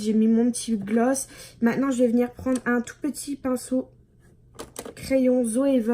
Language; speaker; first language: French; native; French